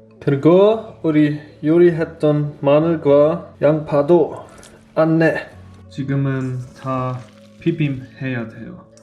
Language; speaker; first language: Korean; non-native, learner; German